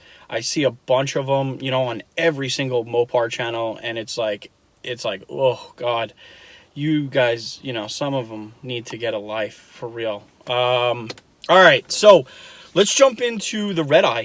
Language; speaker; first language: English; native; English